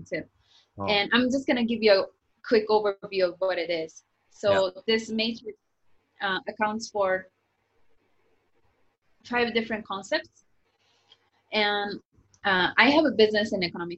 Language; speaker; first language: English; non-native, fluent; Japanese